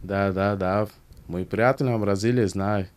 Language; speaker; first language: Bulgarian; non-native, learner; Portuguese